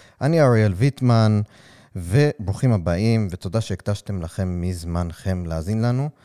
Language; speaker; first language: Hebrew; native; Hebrew